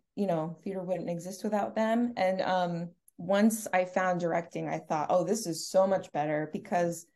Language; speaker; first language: English; native; English